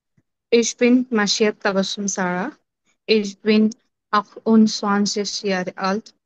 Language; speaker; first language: German; non-native, learner; Bangla